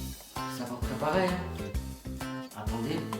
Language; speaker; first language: French; native; French